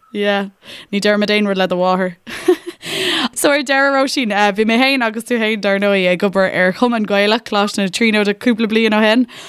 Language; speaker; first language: Irish; non-native, local second language; English